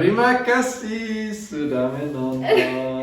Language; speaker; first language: Indonesian; non-native, learner; German